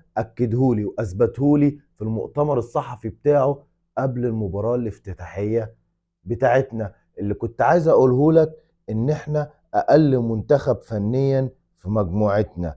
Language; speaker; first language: Arabic; native; Arabic